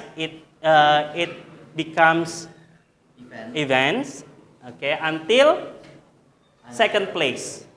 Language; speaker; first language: English; non-native, learner; Indonesian